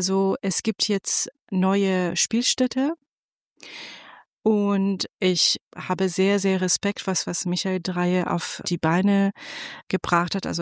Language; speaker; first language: German; non-native, fluent; Persian